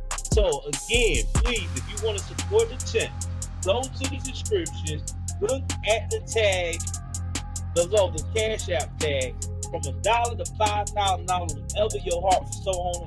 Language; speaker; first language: English; native; English